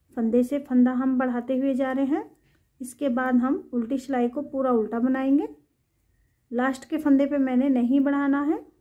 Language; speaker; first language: Hindi; native; Hindi